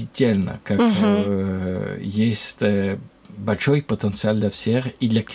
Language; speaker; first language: Russian; non-native, learner; French